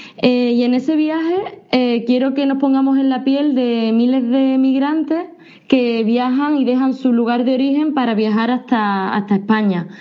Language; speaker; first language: Spanish; native; Spanish